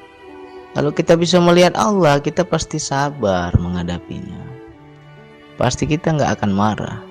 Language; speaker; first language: Indonesian; native; Indonesian